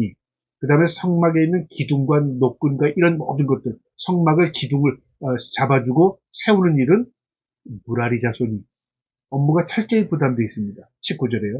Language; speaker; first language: Korean; native; Korean